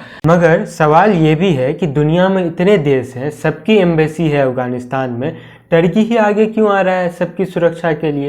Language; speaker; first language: Hindi; native; Hindi